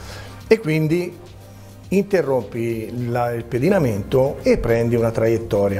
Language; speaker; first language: Italian; native; Italian